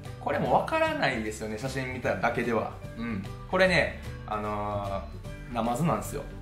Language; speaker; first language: Japanese; native; Japanese